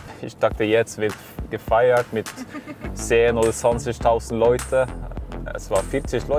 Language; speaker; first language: German; non-native, fluent; Norwegian